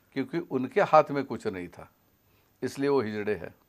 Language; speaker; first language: Hindi; non-native, local second language; Marathi